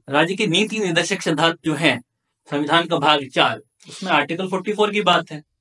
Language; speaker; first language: Hindi; native; Hindi